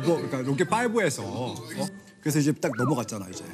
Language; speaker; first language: Korean; native; Korean